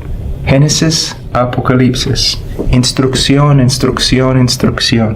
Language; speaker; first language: Spanish; non-native, fluent; English